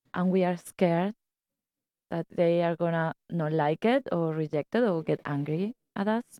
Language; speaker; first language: English; non-native, fluent; Spanish